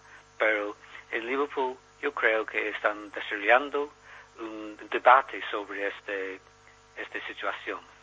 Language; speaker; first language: Spanish; non-native, learner; English